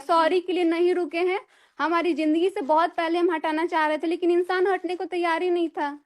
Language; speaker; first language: Hindi; native; Hindi